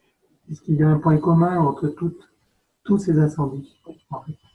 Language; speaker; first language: French; native; French